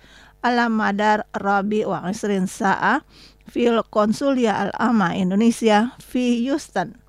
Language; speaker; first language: Arabic; non-native, fluent; Indonesian